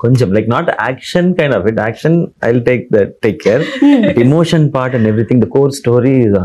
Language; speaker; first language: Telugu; non-native, learner; Tamil